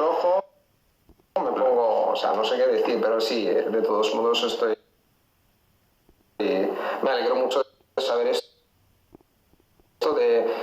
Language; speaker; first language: Spanish; non-native, fluent; Italian